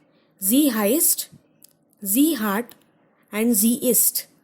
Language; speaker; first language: German; non-native, fluent; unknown